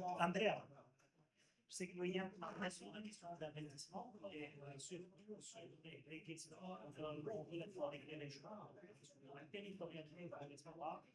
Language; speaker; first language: French; non-native, local second language; Arabic